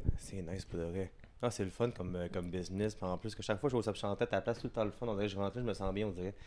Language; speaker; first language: French; native; French